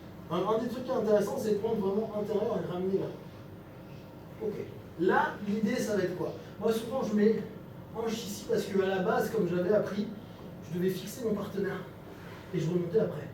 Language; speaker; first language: French; native; French